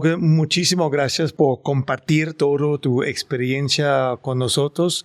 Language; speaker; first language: Spanish; non-native, fluent; Danish